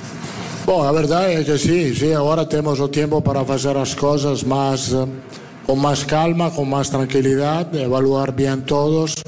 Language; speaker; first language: Portuguese; non-native, fluent; Italian